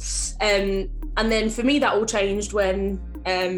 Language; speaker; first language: English; native; English